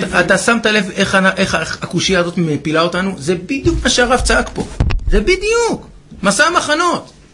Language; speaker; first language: Hebrew; native; Hebrew